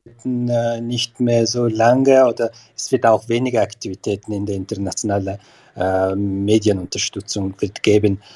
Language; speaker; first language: German; non-native, learner; Mongolian